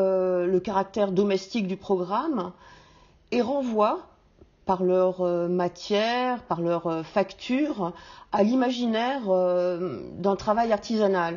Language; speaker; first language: French; native; French